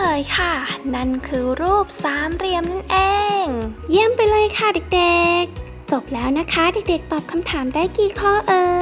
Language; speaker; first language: Thai; native; Thai